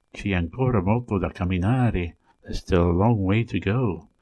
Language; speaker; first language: Italian; non-native, learner; English